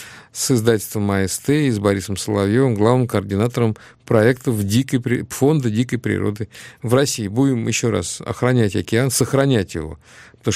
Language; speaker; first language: Russian; native; Russian